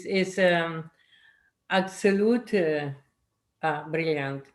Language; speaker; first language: English; non-native, learner; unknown